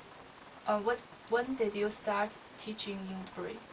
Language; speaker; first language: English; non-native, learner; Chinese